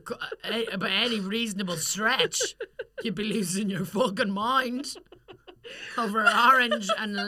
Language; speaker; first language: English; native; English